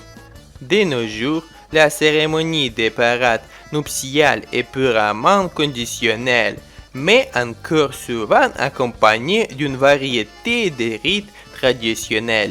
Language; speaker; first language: French; non-native, fluent; Ukrainian